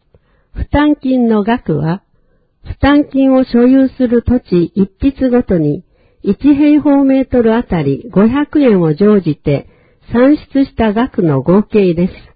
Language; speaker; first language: Japanese; native; Japanese